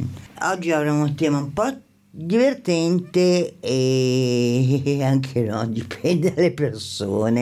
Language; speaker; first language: Italian; native; Italian